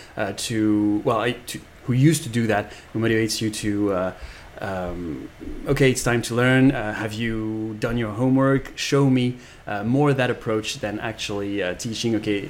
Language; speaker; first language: English; non-native, fluent; Japanese